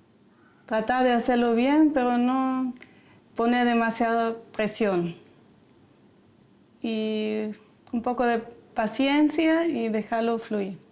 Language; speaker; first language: Spanish; non-native, fluent; German